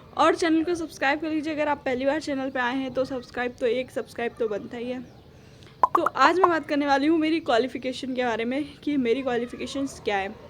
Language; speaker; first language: Hindi; native; Hindi